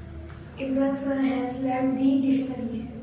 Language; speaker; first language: English; non-native, learner; Hindi